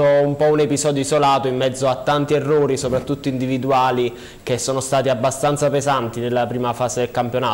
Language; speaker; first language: Italian; native; Italian